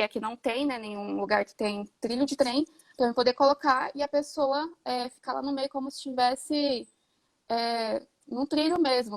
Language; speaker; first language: Portuguese; native; Portuguese